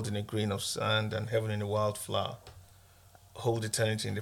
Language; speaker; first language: English; non-native, local second language; Igbo